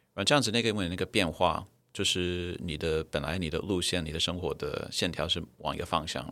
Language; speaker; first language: Chinese; non-native, fluent; English